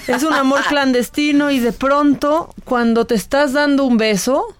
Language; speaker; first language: Spanish; native; Spanish